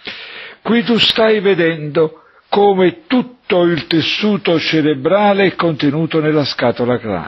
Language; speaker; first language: Italian; native; Italian